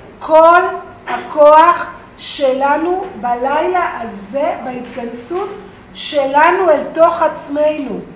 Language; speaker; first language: Hebrew; native; Hebrew